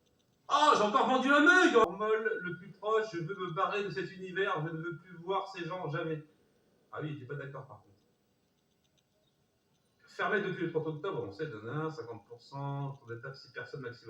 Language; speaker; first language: French; native; French